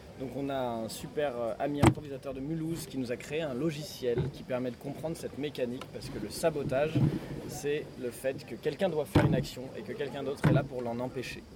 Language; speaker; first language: French; native; French